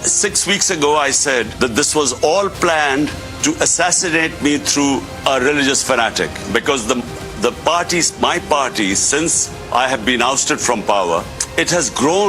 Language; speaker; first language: English; non-native, local second language; Urdu